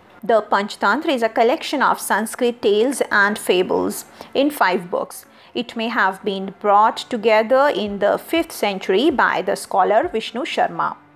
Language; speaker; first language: English; non-native, local second language; Hindi